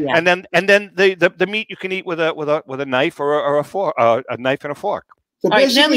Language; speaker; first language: English; native; English